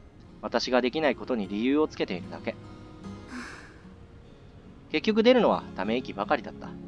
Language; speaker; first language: Japanese; native; Japanese